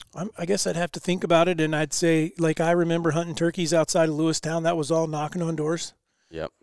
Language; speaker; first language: English; native; English